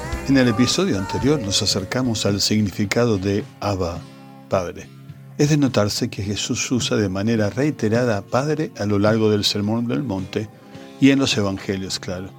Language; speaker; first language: Spanish; native; Spanish